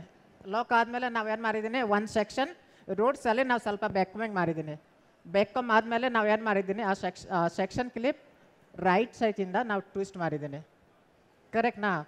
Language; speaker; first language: Kannada; non-native, local second language; Hindi